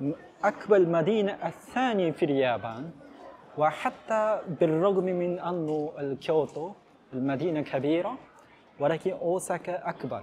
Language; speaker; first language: Arabic; non-native, fluent; Japanese